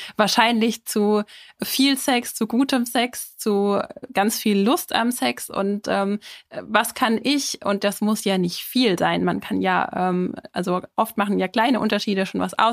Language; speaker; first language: German; native; German